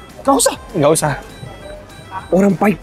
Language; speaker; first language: Indonesian; non-native, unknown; Japanese